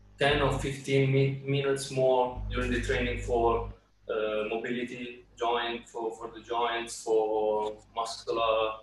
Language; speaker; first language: English; non-native, learner; Italian